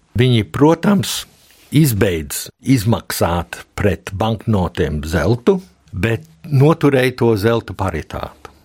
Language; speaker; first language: Latvian; early bilingual, heritage; Latvian